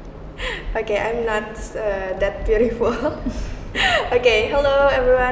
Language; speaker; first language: English; non-native, learner; Indonesian